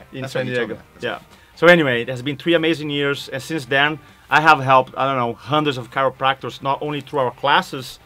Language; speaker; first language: English; non-native, fluent; Portuguese